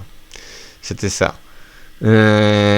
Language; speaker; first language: French; non-native, learner; Polish